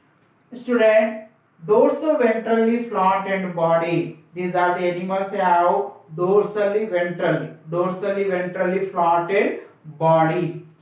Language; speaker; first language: English; non-native, local second language; Telugu